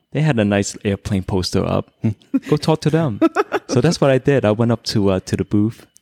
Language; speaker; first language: English; early bilingual, other home language; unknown